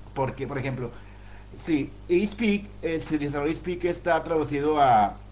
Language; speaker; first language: Spanish; native; Spanish